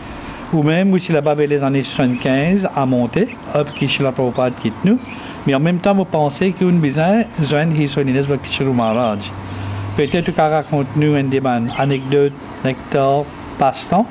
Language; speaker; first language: French; non-native, local second language; Morisyen